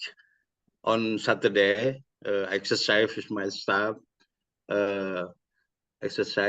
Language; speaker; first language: English; non-native, learner; Indonesian